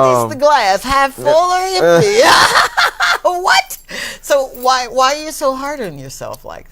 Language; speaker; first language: English; native; English